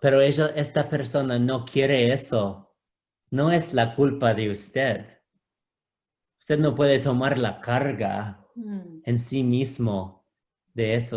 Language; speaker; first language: Spanish; non-native, fluent; English